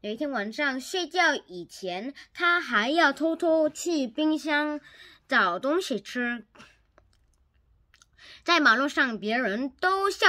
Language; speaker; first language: Chinese; non-native, learner; Korean